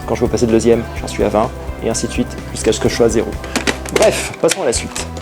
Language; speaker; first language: French; native; French